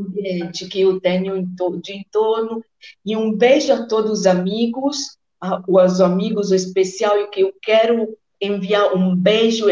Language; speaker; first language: Portuguese; non-native, fluent; Italian